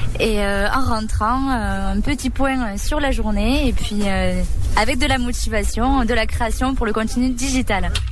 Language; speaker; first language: French; early bilingual, other home language; Spanish